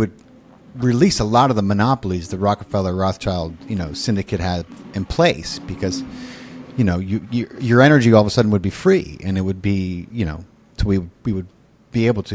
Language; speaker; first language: English; native; English